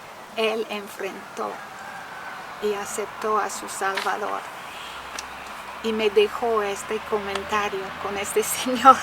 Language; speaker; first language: Spanish; non-native, fluent; English